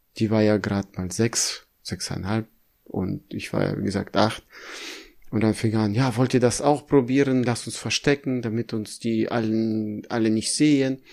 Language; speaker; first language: German; early bilingual, other home language; Russian